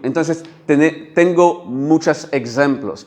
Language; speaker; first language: Spanish; non-native, learner; French